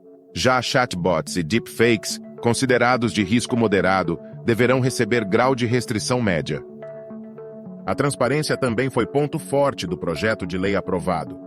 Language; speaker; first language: Portuguese; native; Portuguese